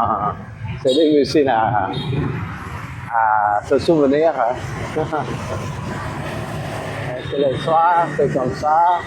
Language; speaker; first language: French; non-native, fluent; Vietnamese